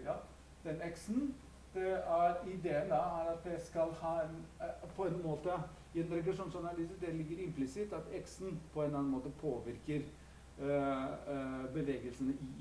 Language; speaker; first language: Norwegian; non-native, fluent; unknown